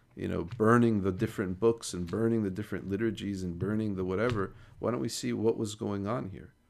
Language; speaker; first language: English; native; English